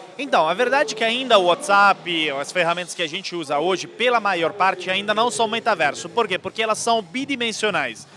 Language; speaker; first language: Portuguese; non-native, fluent; Italian